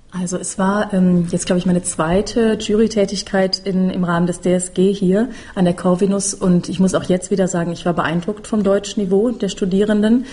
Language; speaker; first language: German; native; German